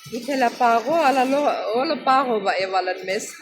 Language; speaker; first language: Greek; non-native, learner; Armenian